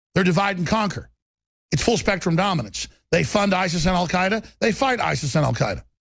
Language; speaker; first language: English; native; English